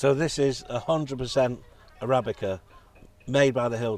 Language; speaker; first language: English; native; English